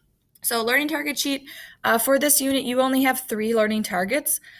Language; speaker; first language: English; native; English